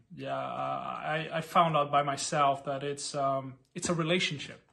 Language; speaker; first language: English; non-native, fluent; Portuguese